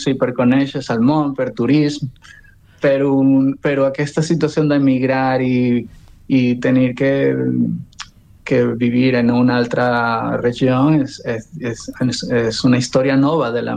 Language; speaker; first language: Catalan; non-native, learner; Spanish